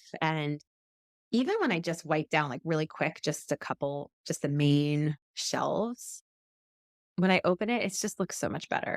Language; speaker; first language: English; native; English